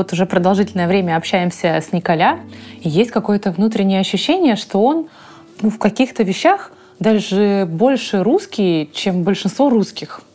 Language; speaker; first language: Russian; native; Russian